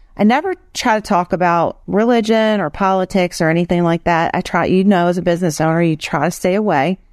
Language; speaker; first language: English; native; English